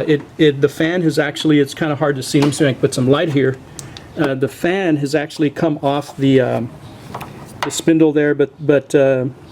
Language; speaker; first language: English; native; English